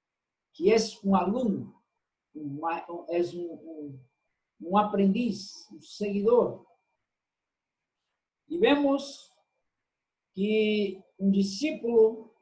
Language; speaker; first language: Spanish; non-native, fluent; Portuguese